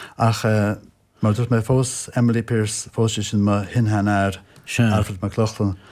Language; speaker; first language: Irish; non-native, local second language; English